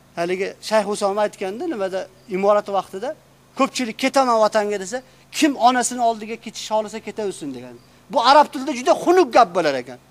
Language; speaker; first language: Uzbek; native; Uzbek